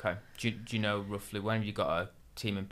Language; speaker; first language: English; native; English